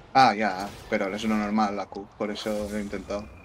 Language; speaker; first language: Spanish; native; Spanish